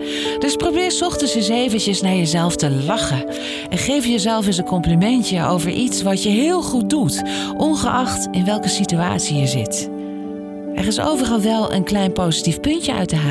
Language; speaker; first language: Dutch; native; Dutch